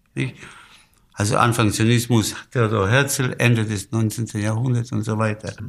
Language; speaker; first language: German; non-native, fluent; Spanish